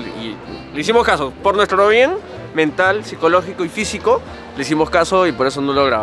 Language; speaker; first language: Spanish; native; Spanish